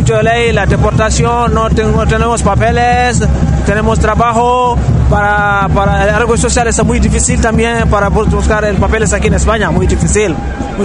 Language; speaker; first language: Spanish; non-native, learner; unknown